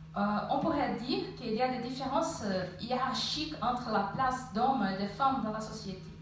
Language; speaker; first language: French; non-native, fluent; Portuguese